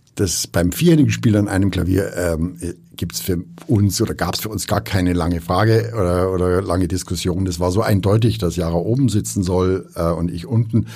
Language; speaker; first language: German; native; German